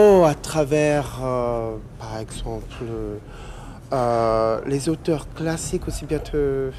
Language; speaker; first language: French; non-native, fluent; English